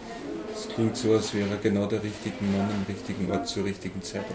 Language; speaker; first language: German; native; German